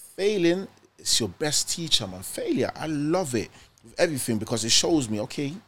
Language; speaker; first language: English; early bilingual, other home language; German